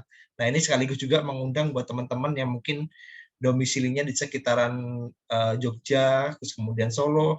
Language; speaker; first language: Indonesian; native; Indonesian